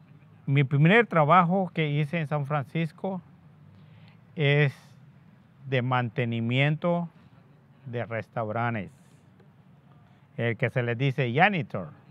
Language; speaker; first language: Spanish; non-native, local second language; Yucateco